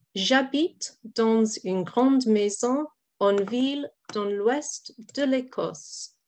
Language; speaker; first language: French; non-native, fluent; English